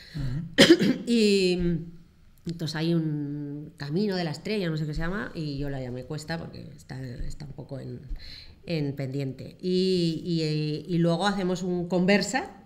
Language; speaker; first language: Spanish; native; Spanish